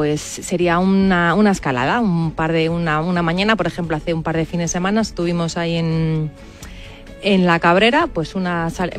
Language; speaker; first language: Spanish; native; Spanish